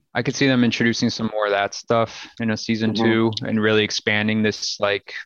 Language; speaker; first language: English; native; English